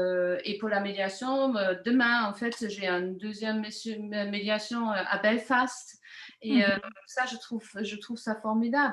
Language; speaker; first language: French; non-native, fluent; German